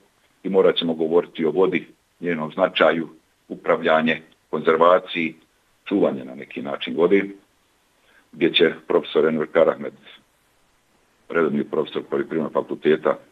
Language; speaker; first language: Bosnian; native; Bosnian